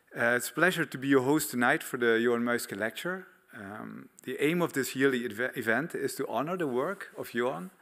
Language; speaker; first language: English; non-native, fluent; Dutch